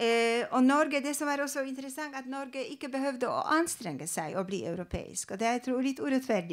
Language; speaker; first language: Norwegian; non-native, fluent; Polish